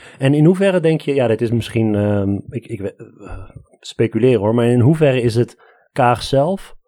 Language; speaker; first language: Dutch; early bilingual, other home language; Armenian